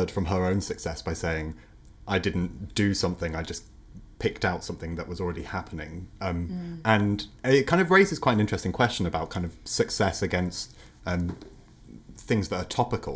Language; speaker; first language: English; native; English